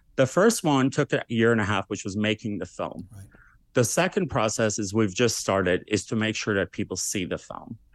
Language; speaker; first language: English; early bilingual, other home language; Armenian